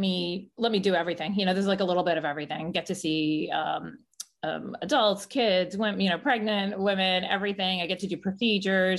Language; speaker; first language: English; native; English